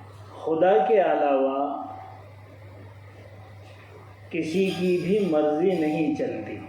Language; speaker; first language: Urdu; native; Urdu